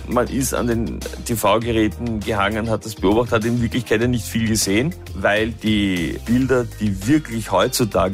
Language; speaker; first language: German; native; German